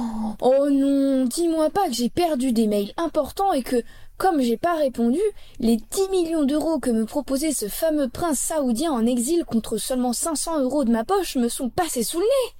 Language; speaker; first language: French; native; French